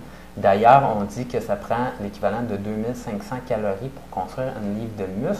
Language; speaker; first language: French; native; French